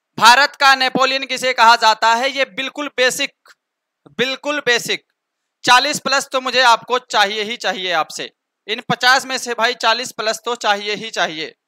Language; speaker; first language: Hindi; native; Hindi